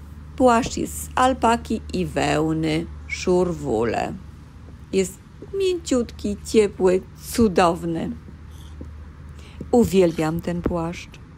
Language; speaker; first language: Polish; native; Polish